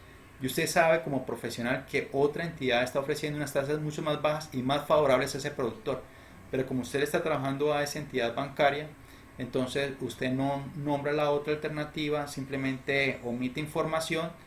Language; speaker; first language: Spanish; native; Spanish